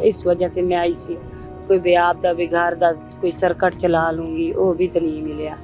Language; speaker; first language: Urdu; non-native, local second language; Punjabi